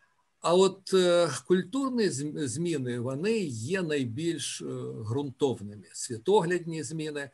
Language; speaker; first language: Ukrainian; native; Ukrainian